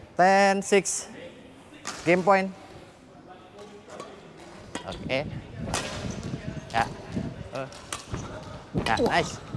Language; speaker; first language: English; non-native, fluent; Indonesian